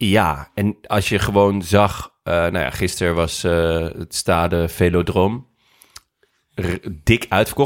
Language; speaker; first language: Dutch; native; Dutch